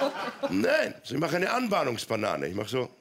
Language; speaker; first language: German; native; German